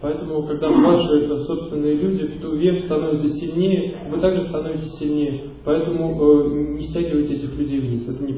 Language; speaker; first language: Russian; native; Russian